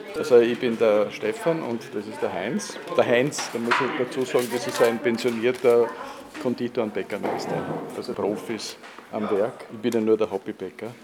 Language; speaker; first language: German; native; German